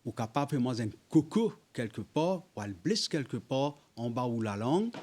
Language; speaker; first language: French; non-native, local second language; Morisyen